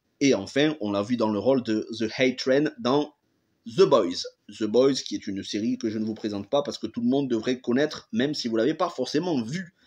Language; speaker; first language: French; native; French